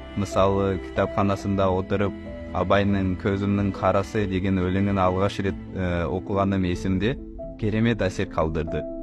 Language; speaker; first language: Kazakh; non-native, fluent; Urdu